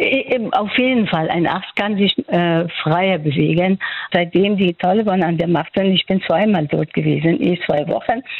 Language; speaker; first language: German; non-native, fluent; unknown